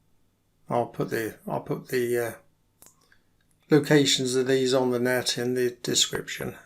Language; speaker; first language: English; native; English